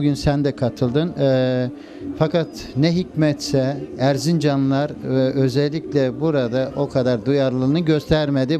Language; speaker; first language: Turkish; native; Turkish